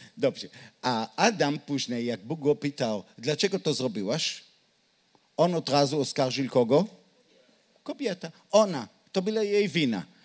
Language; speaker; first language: Polish; non-native, learner; Hebrew